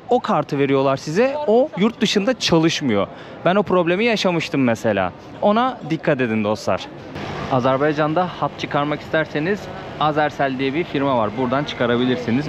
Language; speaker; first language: Turkish; native; Turkish